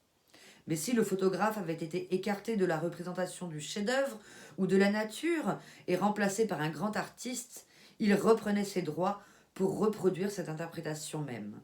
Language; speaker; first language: French; native; French